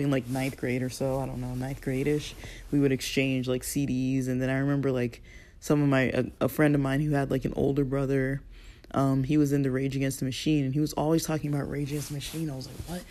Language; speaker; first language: English; native; English